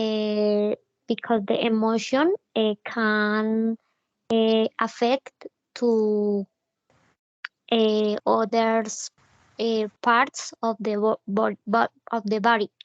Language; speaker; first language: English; non-native, learner; Spanish